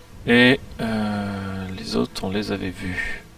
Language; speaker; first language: French; native; French